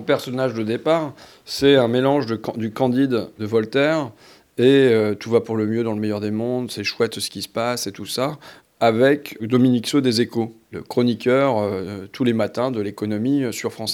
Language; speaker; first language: French; native; French